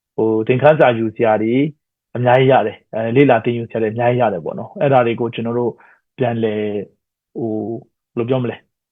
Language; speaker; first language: Burmese; non-native, local second language; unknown